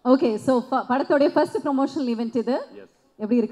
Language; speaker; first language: Tamil; native; Tamil